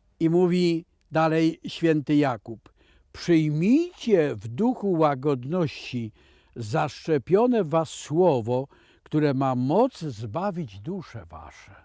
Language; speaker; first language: Polish; native; Polish